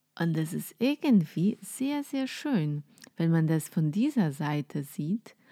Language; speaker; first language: German; non-native, fluent; Polish